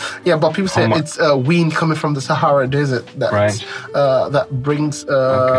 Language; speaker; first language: English; non-native, local second language; Yoruba